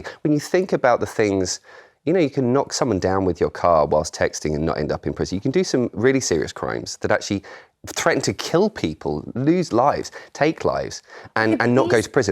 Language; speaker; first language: English; native; English